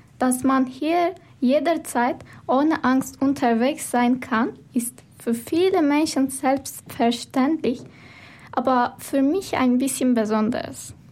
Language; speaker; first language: German; non-native, fluent; Turkish